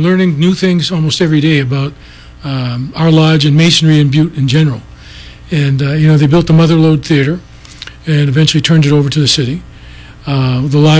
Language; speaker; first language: English; non-native, local second language; Greek